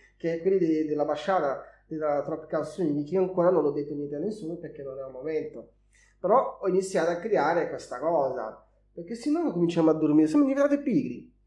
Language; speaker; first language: Italian; non-native, fluent; Portuguese